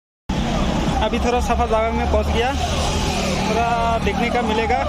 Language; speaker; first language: Hindi; non-native, local second language; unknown